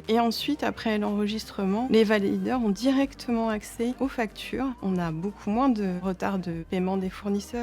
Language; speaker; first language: French; native; French